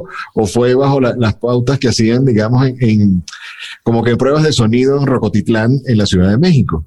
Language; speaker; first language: Spanish; native; Spanish